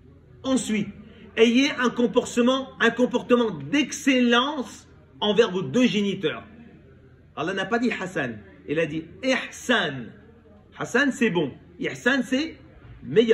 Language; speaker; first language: French; native; French